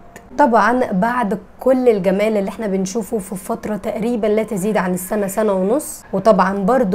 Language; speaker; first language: Arabic; native; Arabic